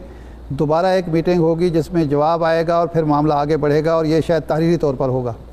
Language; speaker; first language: Urdu; native; Urdu